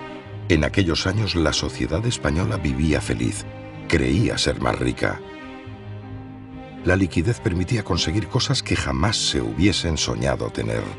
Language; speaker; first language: Spanish; native; Spanish